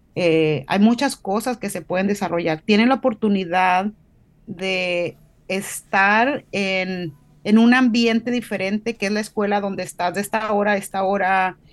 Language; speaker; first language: Spanish; native; Spanish